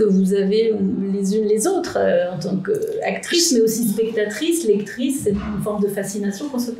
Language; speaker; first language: French; native; French